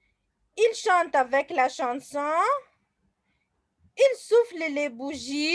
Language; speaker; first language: French; non-native, fluent; Arabic